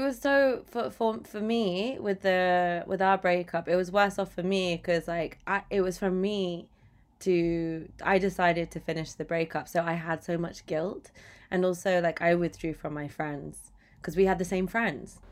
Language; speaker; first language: English; native; English